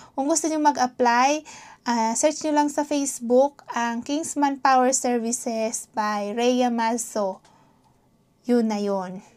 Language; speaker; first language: Filipino; non-native, local second language; Hiligaynon